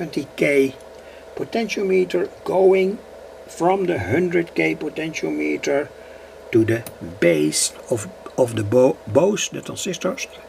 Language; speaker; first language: English; non-native, fluent; Dutch